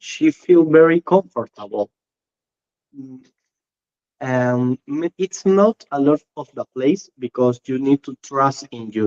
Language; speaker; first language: English; non-native, learner; Spanish